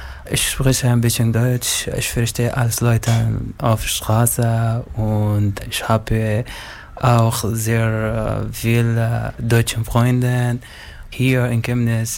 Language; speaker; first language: German; non-native, learner; Arabic